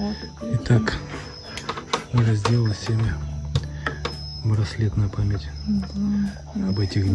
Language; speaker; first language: Russian; native; Russian